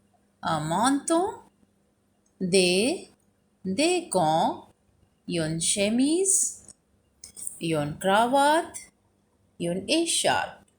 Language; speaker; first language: French; non-native, fluent; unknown